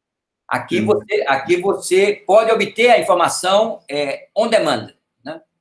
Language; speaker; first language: Portuguese; native; Portuguese